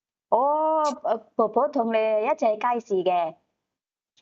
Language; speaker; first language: Cantonese; native; Cantonese